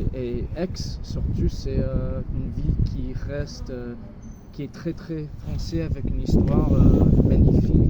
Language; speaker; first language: French; non-native, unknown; English